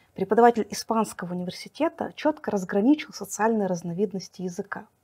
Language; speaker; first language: Russian; native; Russian